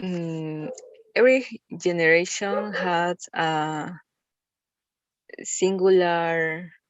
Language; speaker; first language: English; non-native, learner; Spanish